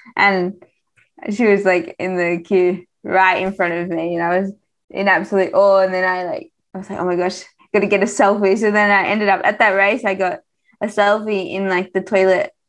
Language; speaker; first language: English; native; English